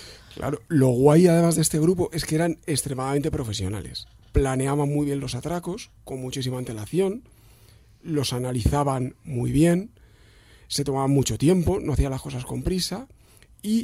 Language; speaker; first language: Spanish; native; Spanish